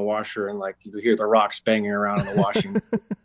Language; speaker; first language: English; native; English